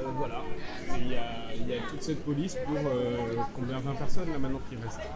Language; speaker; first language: French; native; French